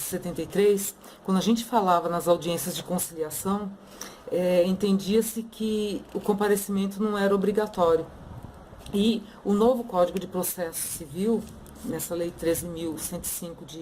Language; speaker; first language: Portuguese; native; Portuguese